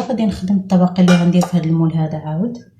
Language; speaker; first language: Arabic; native; Arabic